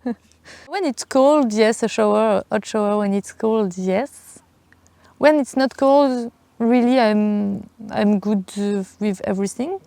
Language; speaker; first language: English; non-native, learner; French